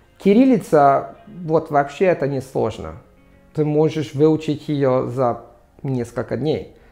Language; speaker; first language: Russian; non-native, fluent; Italian